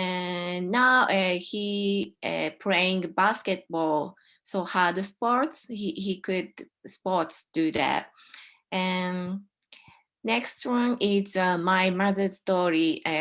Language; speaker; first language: English; non-native, learner; Japanese